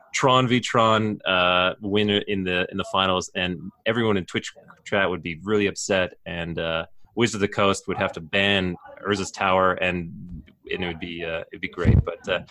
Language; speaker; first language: English; native; English